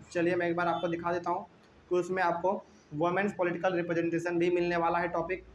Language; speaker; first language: Hindi; native; Hindi